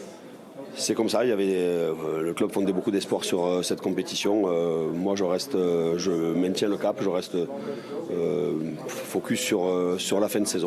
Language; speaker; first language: French; native; French